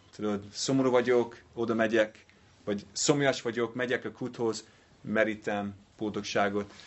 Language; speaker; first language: Hungarian; non-native, fluent; English